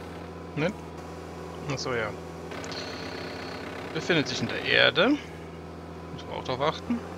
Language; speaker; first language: German; native; German